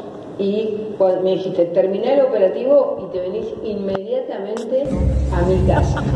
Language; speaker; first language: Spanish; native; Spanish